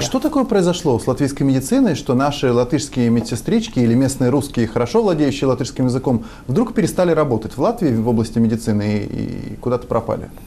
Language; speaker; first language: Russian; native; Russian